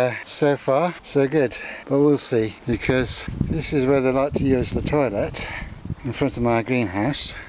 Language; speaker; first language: English; native; English